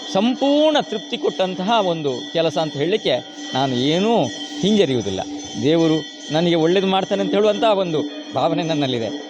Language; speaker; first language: Kannada; native; Kannada